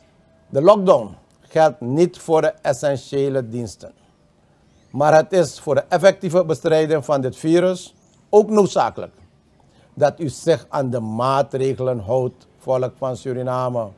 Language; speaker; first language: Dutch; native; Dutch